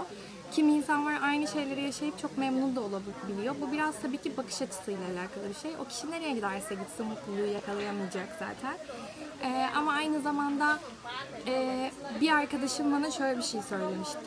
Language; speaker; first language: Turkish; native; Turkish